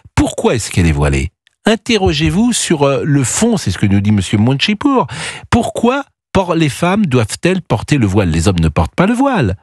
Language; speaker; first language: French; native; French